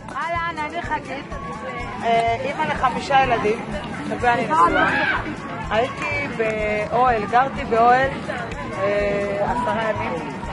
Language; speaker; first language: Hebrew; native; Hebrew